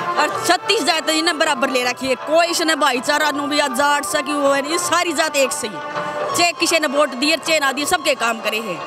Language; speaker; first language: Hindi; native; Hindi